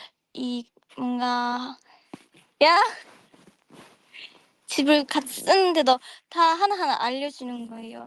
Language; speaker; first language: Korean; non-native, fluent; Japanese